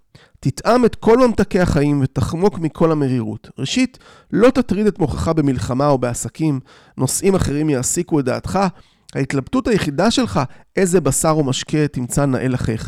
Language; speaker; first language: Hebrew; native; Hebrew